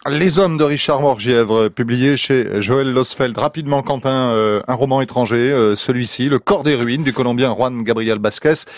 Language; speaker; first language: French; native; French